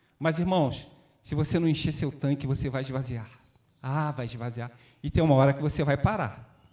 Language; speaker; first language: Portuguese; native; Portuguese